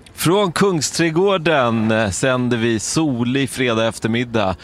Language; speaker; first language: Swedish; native; Swedish